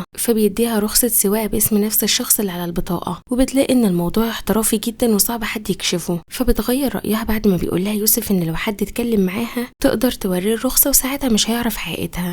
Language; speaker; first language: Arabic; native; Arabic